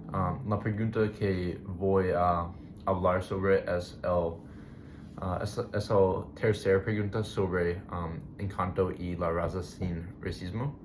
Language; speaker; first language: Spanish; non-native, learner; English